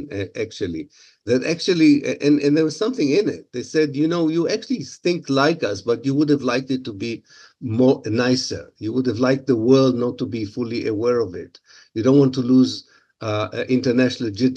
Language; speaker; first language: English; non-native, fluent; Hebrew